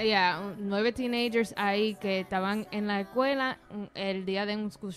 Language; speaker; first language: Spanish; early bilingual, heritage; Spanish